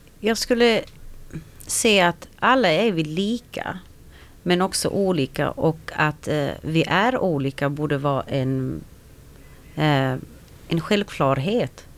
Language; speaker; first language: Swedish; early bilingual, other home language; Romany